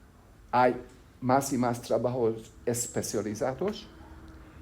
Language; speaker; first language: Spanish; non-native, fluent; Hungarian